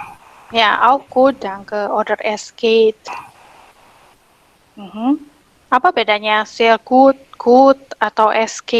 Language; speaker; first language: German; non-native, fluent; Indonesian